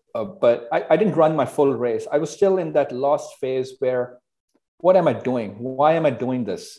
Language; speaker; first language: English; non-native, local second language; Hindi